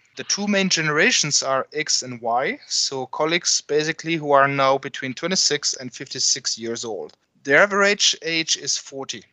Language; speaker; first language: English; non-native, fluent; French